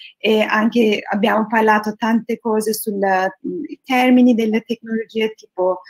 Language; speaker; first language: Italian; non-native, learner; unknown